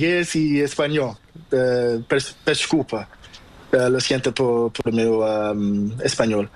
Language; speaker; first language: Spanish; non-native, learner; Portuguese